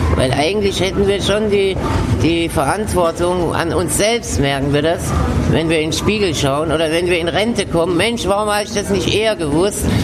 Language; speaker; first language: German; native; German